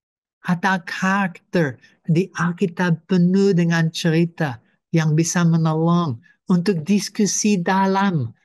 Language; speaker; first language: Indonesian; non-native, fluent; English